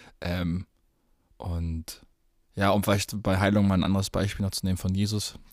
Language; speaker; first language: German; native; German